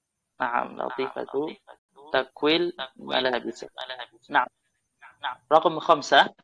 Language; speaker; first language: Arabic; non-native, fluent; Indonesian